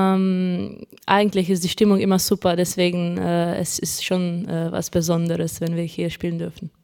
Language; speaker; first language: German; non-native, fluent; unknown